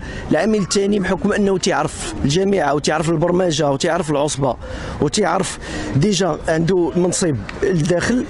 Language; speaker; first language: Arabic; native; Arabic